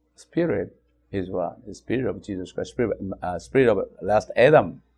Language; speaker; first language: English; non-native, fluent; Korean